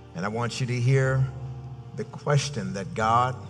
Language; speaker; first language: English; native; English